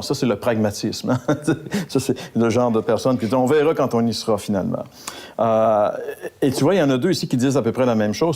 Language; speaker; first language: French; native; French